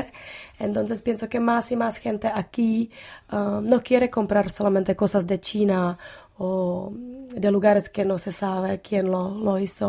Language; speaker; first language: Spanish; non-native, learner; Czech